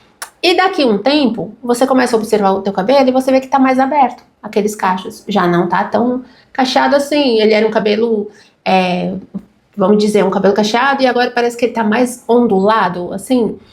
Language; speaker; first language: Portuguese; native; Portuguese